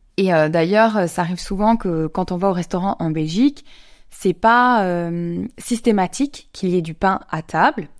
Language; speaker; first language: French; native; French